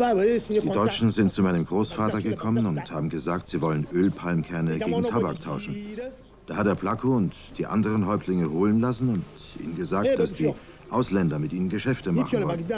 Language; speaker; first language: German; native; German